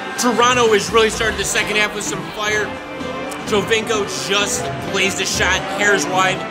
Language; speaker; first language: English; native; English